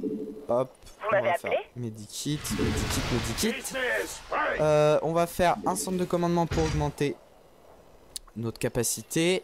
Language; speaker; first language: French; native; French